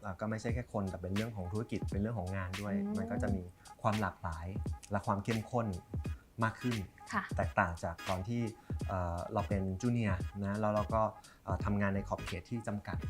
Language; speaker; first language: Thai; native; Thai